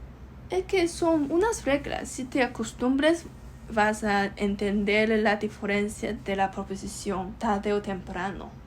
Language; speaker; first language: Spanish; non-native, learner; Chinese